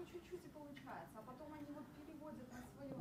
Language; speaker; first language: Russian; native; Russian